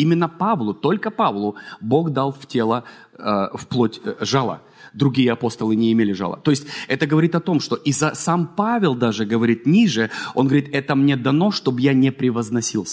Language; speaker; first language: Russian; native; Russian